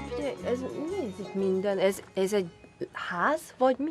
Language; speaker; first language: Hungarian; non-native, fluent; Korean